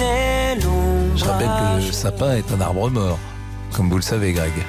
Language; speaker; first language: French; native; French